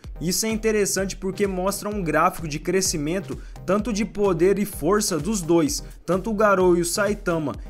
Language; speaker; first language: Portuguese; native; Portuguese